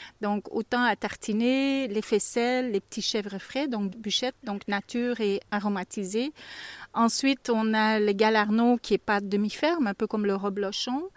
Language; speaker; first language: French; native; French